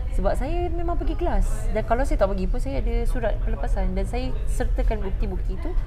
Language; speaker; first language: Malay; native; Malay